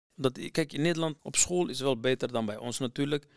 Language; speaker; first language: Dutch; non-native, fluent; Arabic